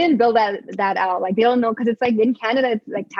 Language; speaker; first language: English; native; English